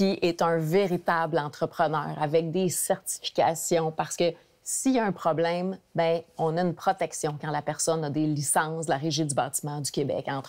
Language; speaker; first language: French; native; French